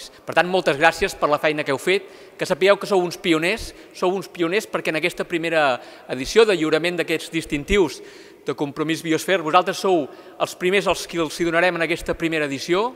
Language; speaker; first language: Catalan; native; Catalan